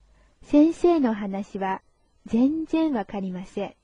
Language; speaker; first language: Japanese; non-native, fluent; Chinese